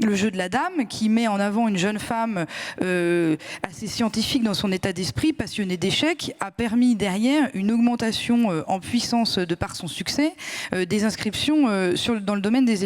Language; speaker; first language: French; native; French